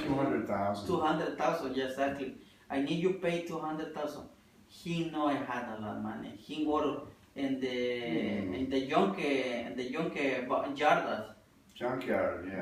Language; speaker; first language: English; non-native, learner; Spanish